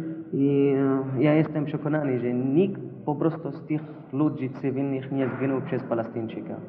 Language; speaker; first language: Polish; non-native, learner; Arabic